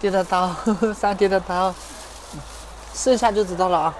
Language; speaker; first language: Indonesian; non-native, learner; Chinese